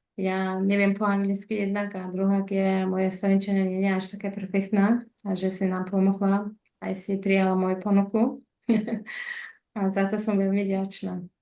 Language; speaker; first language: Slovak; non-native, fluent; Mongolian